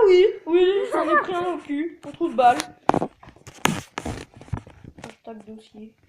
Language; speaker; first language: French; native; French